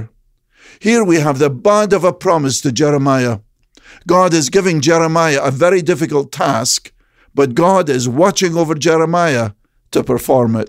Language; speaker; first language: English; native; English